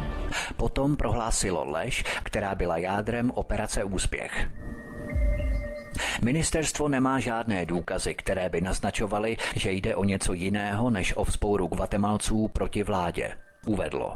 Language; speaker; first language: Czech; native; Czech